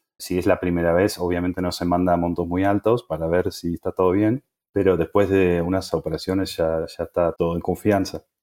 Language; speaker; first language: Spanish; non-native, fluent; Dutch